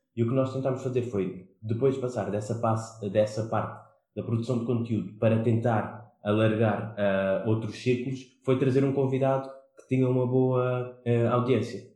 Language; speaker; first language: Portuguese; non-native, local second language; Kabuverdianu